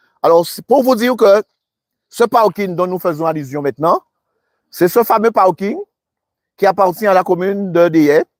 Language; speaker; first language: French; native; French